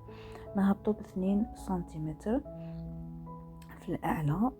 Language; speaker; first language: Arabic; native; Arabic